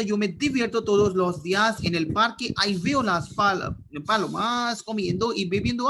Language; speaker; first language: Spanish; non-native, learner; Hindi